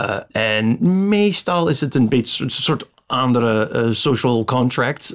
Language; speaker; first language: Dutch; non-native, fluent; English